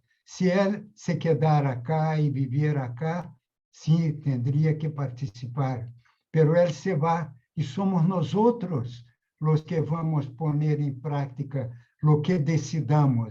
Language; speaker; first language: Spanish; non-native, fluent; Portuguese